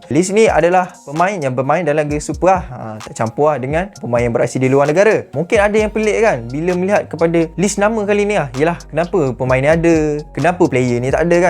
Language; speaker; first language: Malay; native; Malay